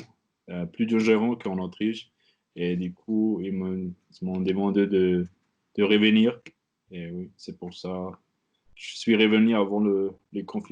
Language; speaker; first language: French; non-native, learner; German